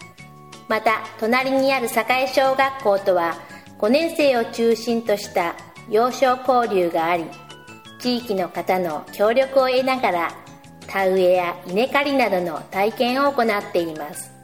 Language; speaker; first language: Japanese; native; Japanese